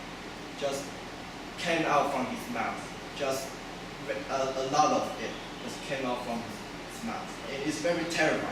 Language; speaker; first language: English; non-native, learner; Chinese